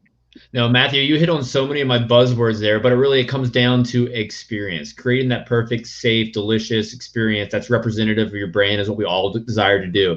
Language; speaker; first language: English; native; English